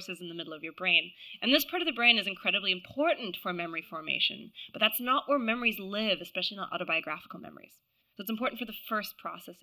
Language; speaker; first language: English; native; English